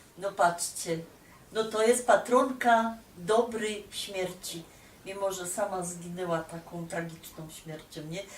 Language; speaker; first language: Polish; native; Polish